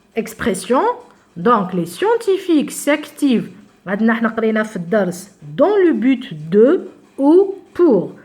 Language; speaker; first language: French; non-native, local second language; Arabic